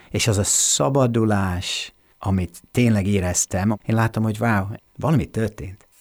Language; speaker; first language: Hungarian; non-native, fluent; English